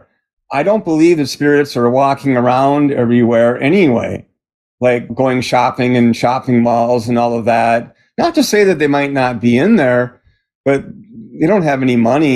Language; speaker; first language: English; native; English